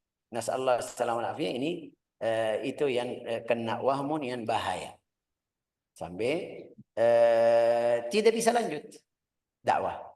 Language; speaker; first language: Indonesian; non-native, fluent; Arabic